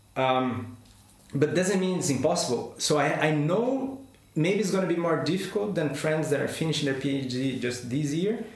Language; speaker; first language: English; non-native, fluent; Portuguese